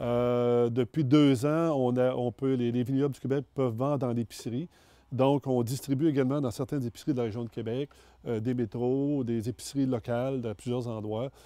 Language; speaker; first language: French; native; French